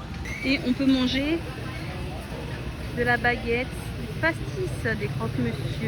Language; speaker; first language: French; native; French